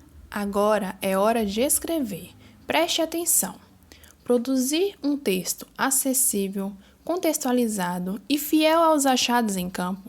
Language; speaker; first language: Portuguese; native; Portuguese